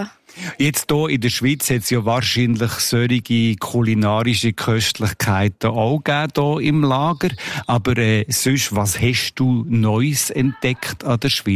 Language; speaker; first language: German; native; German